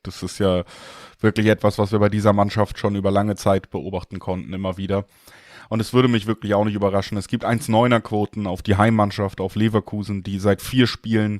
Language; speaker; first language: German; native; German